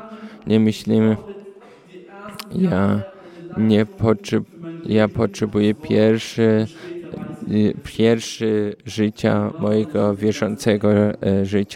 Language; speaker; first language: Polish; early bilingual, heritage; Polish